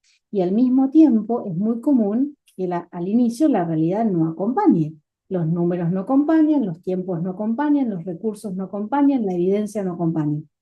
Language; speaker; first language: Spanish; native; Spanish